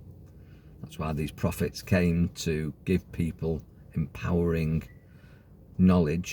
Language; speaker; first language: English; native; English